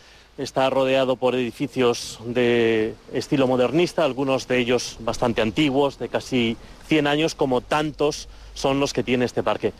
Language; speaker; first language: Spanish; native; Spanish